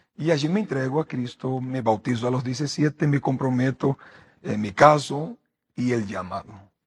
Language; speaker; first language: Spanish; non-native, fluent; Portuguese